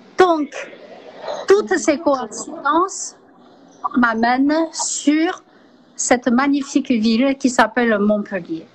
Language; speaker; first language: French; non-native, fluent; Chinese